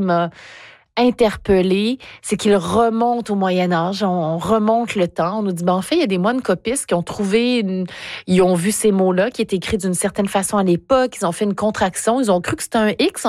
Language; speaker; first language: French; native; French